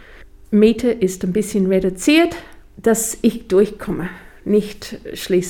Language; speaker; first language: German; non-native, fluent; English